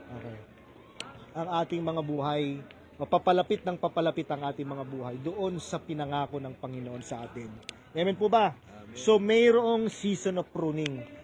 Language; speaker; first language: Filipino; native; Filipino